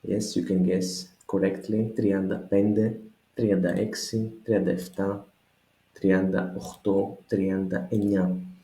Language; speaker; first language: English; non-native, fluent; Greek